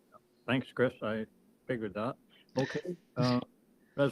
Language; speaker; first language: English; native; English